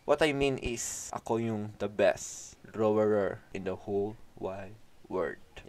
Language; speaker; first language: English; non-native, local second language; Filipino